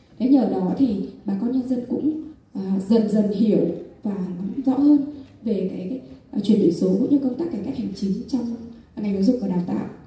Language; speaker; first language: Vietnamese; non-native, local second language; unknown